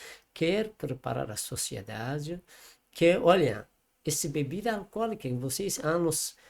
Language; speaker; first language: Portuguese; non-native, learner; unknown